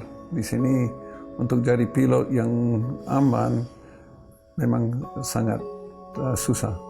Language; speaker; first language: Indonesian; non-native, fluent; English